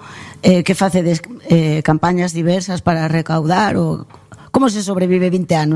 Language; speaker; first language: Galician; native; Galician